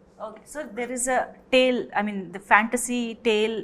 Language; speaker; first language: English; non-native, local second language; Telugu